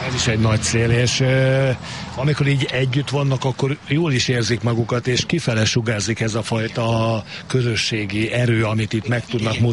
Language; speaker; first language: Hungarian; native; Hungarian